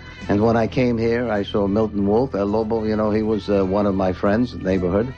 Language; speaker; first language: English; native; English